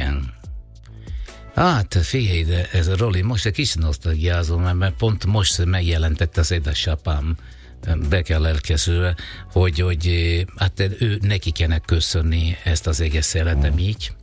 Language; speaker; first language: Hungarian; non-native, fluent; Italian